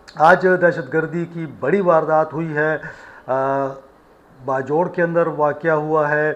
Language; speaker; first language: Urdu; native; Urdu